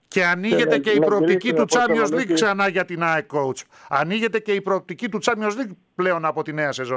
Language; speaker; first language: Greek; native; Greek